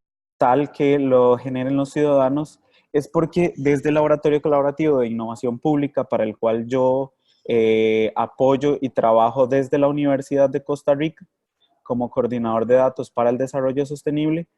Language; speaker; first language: Spanish; native; Spanish